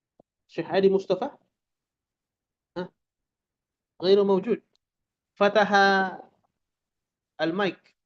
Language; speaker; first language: Arabic; non-native, fluent; Indonesian